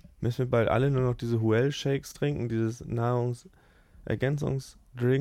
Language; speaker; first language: German; native; German